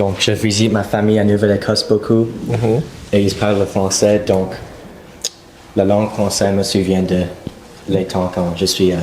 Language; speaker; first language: French; non-native, local second language; English